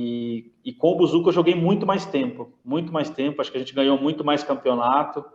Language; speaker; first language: Portuguese; native; Portuguese